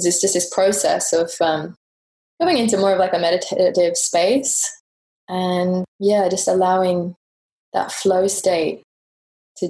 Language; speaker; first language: English; native; English